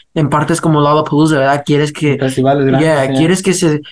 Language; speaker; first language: Spanish; early bilingual, heritage; Spanish